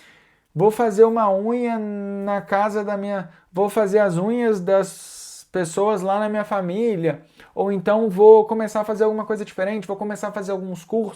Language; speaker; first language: Portuguese; native; Portuguese